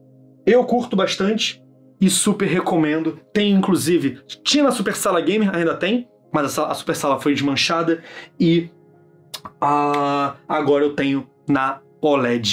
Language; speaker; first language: Portuguese; native; Portuguese